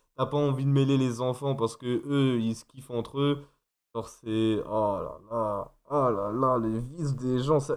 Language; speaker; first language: French; native; French